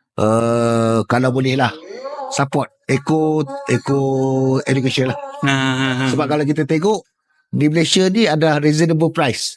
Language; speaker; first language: Malay; native; Malay